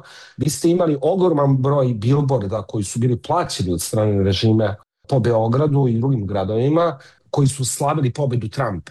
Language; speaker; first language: Serbian; native; Serbian